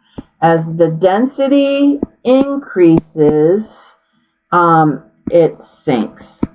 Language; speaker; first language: English; native; English